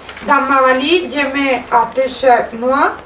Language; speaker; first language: French; non-native, learner; Spanish